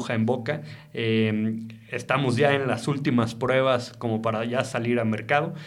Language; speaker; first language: Spanish; native; Spanish